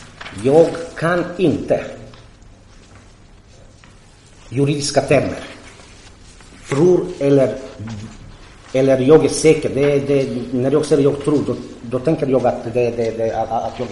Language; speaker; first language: Swedish; non-native, fluent; Croatian